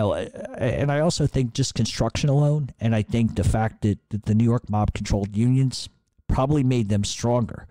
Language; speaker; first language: English; native; English